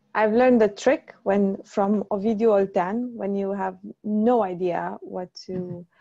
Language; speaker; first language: English; non-native, fluent; Romanian